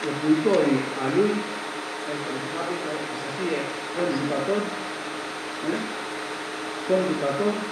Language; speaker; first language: Romanian; non-native, learner; Greek